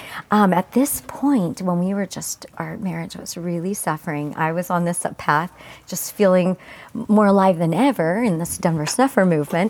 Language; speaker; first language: English; native; English